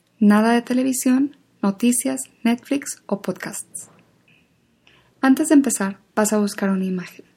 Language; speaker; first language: Spanish; native; Spanish